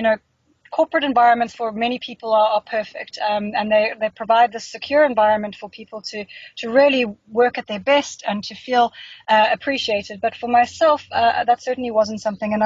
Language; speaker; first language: English; native; English